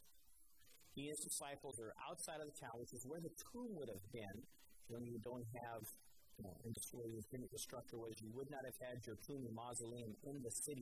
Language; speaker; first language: English; native; English